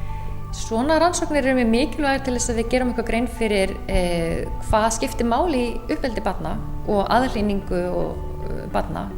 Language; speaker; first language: Icelandic; native; Icelandic